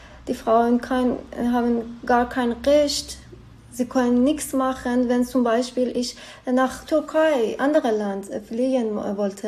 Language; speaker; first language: German; non-native, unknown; Persian